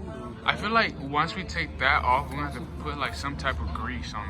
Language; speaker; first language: English; native; English